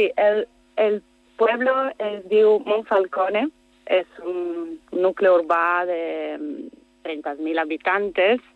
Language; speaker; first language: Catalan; non-native, learner; Italian